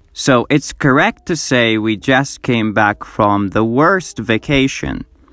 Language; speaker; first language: English; non-native, fluent; Persian